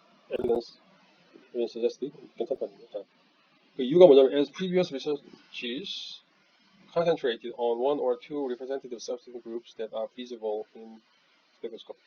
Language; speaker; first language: English; non-native, fluent; Korean